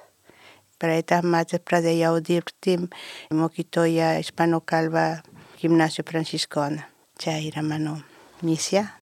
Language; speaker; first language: Lithuanian; non-native, learner; Spanish